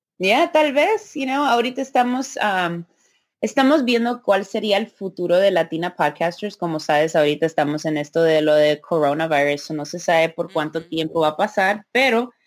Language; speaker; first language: Spanish; early bilingual, heritage; Spanish